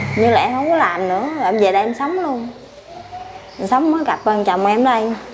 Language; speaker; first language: Vietnamese; early bilingual, heritage; Vietnamese